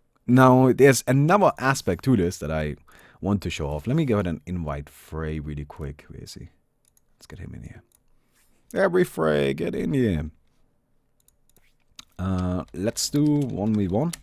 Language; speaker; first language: English; non-native, fluent; German